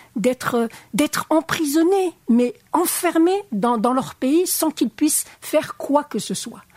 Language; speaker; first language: French; non-native, local second language; Arabic